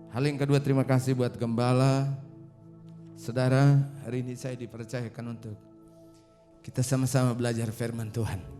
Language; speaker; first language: Indonesian; non-native, local second language; Tetum